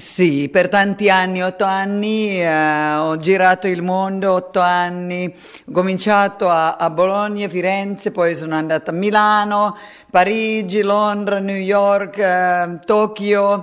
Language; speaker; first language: Italian; non-native, fluent; Finnish